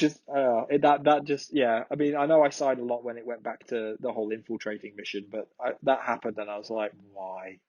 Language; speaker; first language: English; native; English